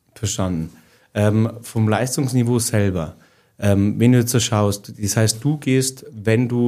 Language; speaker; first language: German; native; German